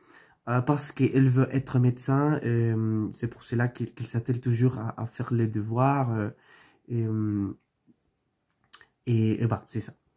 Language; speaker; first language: French; non-native, learner; Spanish